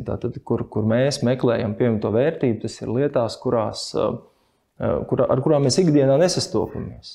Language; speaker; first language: Latvian; native; Latvian